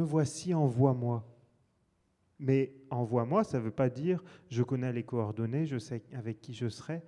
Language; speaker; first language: French; native; French